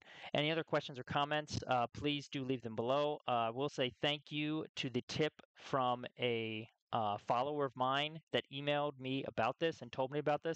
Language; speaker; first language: English; native; English